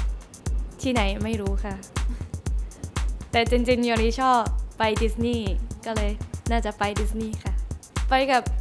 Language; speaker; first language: Thai; non-native, learner; Japanese